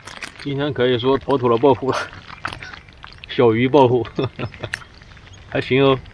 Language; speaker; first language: Chinese; native; Chinese